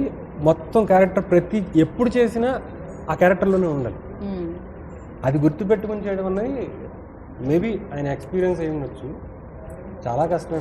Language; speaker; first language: Telugu; native; Telugu